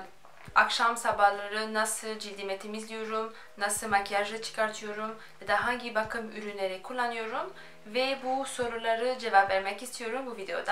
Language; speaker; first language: Turkish; non-native, fluent; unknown